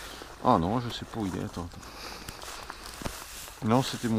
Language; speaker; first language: French; native; French